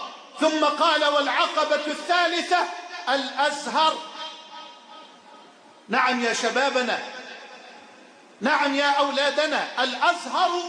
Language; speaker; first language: Arabic; native; Arabic